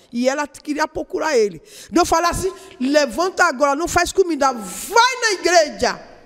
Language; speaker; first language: Portuguese; non-native, learner; Yoruba